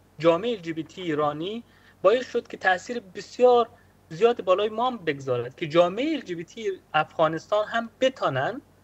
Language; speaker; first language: Persian; native; Persian